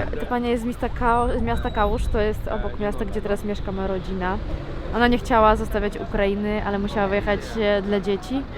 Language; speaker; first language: Polish; non-native, fluent; Ukrainian